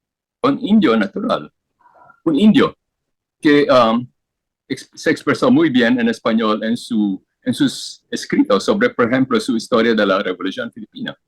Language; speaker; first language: Spanish; non-native, fluent; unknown